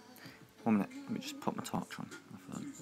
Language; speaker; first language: English; native; English